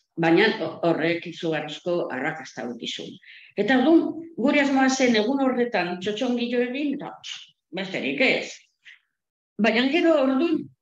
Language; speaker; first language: Basque; non-native, local second language; Spanish